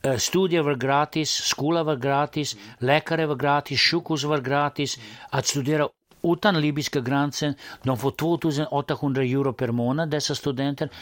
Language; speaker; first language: Swedish; non-native, fluent; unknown